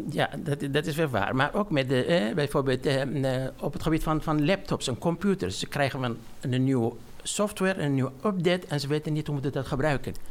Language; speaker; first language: Dutch; non-native, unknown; Armenian